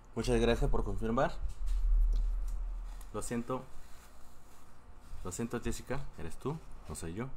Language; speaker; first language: Spanish; non-native, fluent; Korean